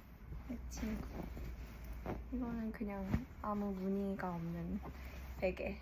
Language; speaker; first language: Korean; early bilingual, heritage; English